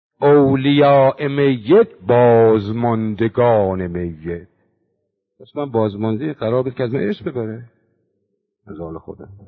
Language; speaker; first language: Persian; native; Persian